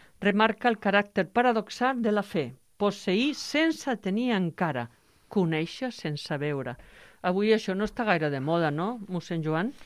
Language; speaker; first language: Catalan; native; Catalan